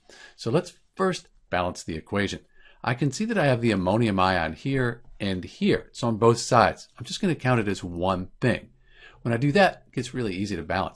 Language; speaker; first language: English; native; English